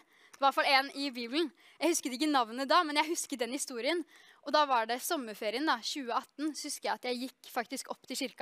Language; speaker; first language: Norwegian; native; Norwegian